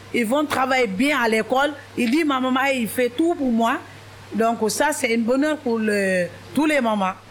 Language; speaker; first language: French; non-native, local second language; Wolof